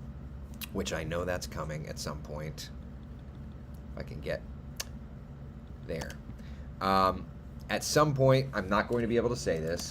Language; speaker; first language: English; native; English